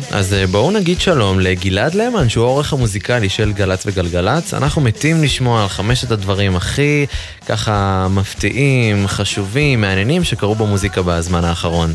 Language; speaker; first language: Hebrew; native; Hebrew